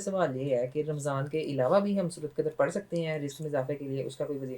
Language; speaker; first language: Urdu; native; Urdu